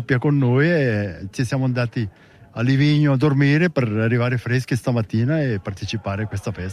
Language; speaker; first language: Italian; native; Italian